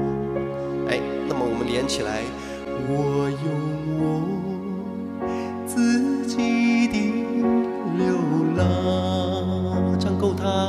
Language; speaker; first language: Chinese; native; Chinese